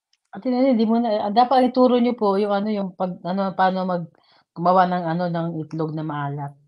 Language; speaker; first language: Filipino; native; Filipino